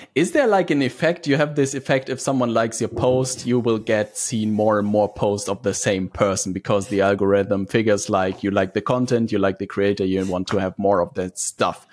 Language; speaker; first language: English; non-native, fluent; German